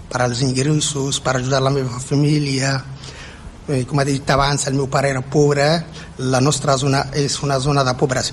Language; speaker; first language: Catalan; non-native, fluent; Berber languages